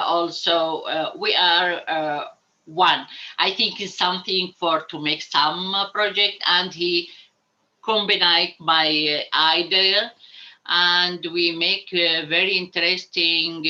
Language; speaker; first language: English; non-native, learner; Arabic